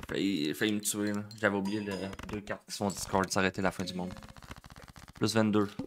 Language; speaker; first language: French; native; French